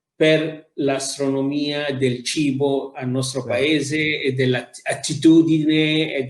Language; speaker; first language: Italian; non-native, fluent; Arabic